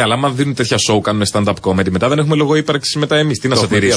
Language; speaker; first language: Greek; native; Greek